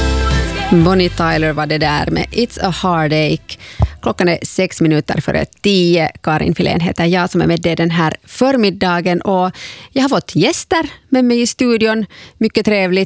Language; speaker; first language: Swedish; native; Swedish